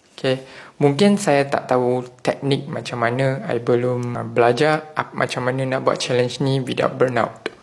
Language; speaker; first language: Malay; non-native, local second language; Chinese